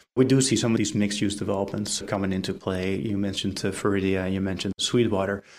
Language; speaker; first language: English; non-native, fluent; Dutch